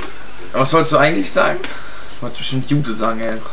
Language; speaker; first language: German; early bilingual, other home language; Turkish